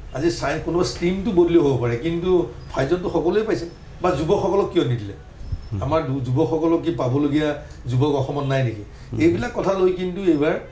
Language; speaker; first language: Assamese; native; Assamese